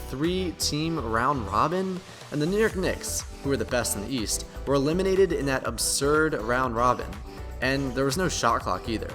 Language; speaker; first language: English; native; English